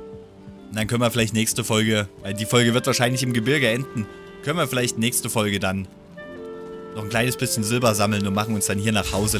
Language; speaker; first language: German; native; German